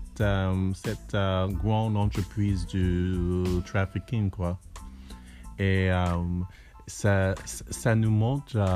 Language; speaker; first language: French; non-native, learner; English